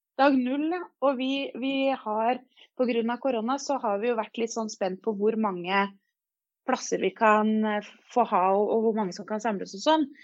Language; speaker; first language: Norwegian; native; Norwegian